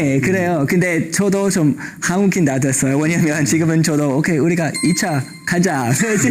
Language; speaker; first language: Korean; non-native, learner; English